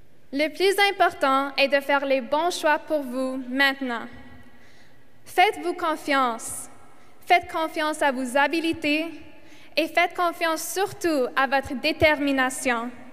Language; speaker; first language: French; non-native, local second language; English